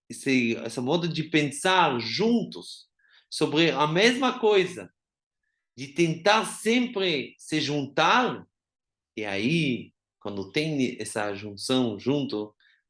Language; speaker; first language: Portuguese; non-native, fluent; Hebrew